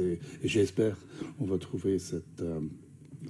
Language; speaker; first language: French; non-native, fluent; English